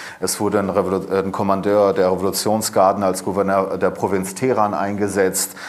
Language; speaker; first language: German; early bilingual, other home language; Persian